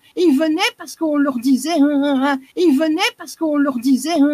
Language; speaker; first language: French; native; French